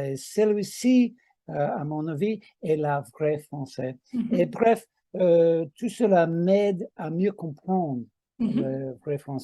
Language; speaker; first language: French; non-native, fluent; English